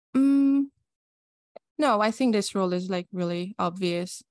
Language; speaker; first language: English; non-native, fluent; Hungarian